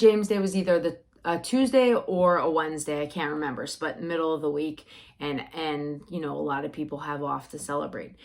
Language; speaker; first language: English; native; English